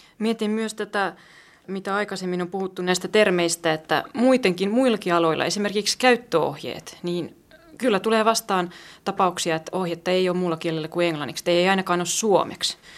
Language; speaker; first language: Finnish; native; Finnish